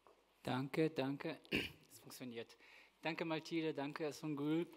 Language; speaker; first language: German; non-native, fluent; Portuguese